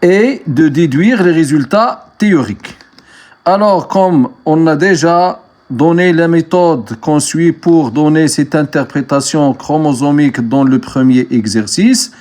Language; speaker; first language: French; non-native, local second language; Arabic